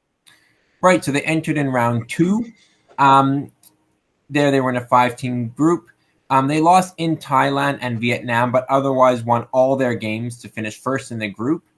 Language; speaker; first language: English; native; English